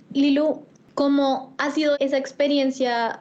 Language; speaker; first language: Spanish; native; Spanish